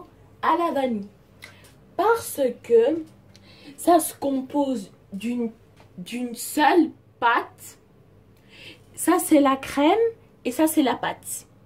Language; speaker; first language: French; non-native, fluent; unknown